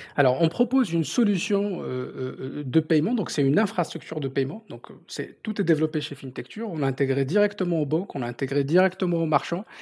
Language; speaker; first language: French; non-native, local second language; Berber languages